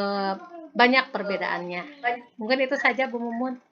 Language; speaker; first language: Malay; non-native, local second language; Sundanese